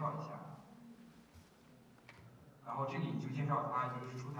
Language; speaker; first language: Chinese; native; Chinese